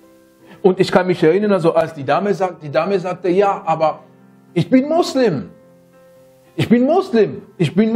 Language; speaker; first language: German; non-native, fluent; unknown